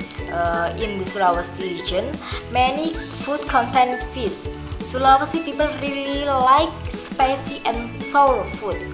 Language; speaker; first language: English; non-native, learner; Indonesian